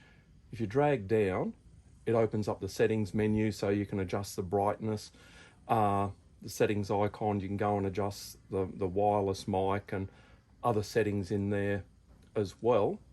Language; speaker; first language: English; native; English